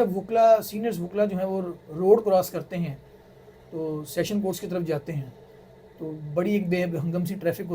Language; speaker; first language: Urdu; native; Urdu